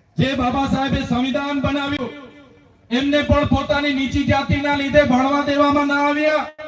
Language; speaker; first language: Gujarati; non-native, local second language; Vasavi